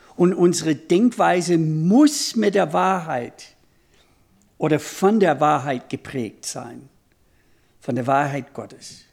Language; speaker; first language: German; non-native, fluent; English